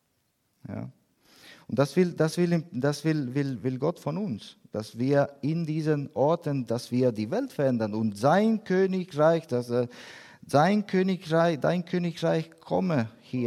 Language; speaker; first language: German; non-native, learner; Spanish